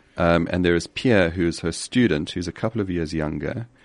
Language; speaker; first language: English; native; English